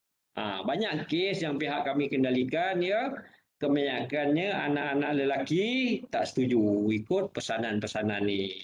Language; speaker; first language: Malay; native; Malay